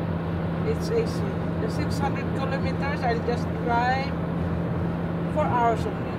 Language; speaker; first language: English; non-native, local second language; Filipino